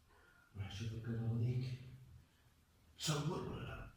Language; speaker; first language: Arabic; native; Arabic